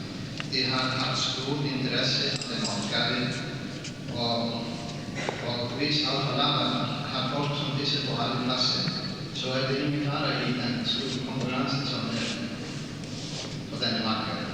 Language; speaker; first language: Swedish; non-native, fluent; Icelandic